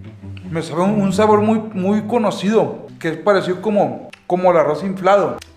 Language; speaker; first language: Spanish; native; Spanish